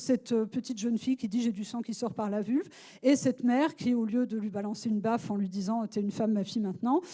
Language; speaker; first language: French; native; French